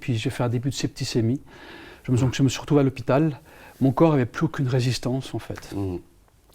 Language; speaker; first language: French; native; French